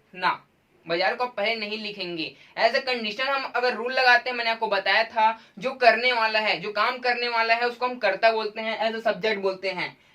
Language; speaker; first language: Hindi; native; Hindi